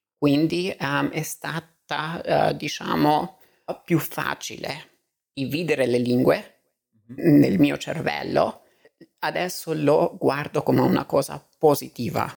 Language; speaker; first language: Italian; non-native, fluent; Albanian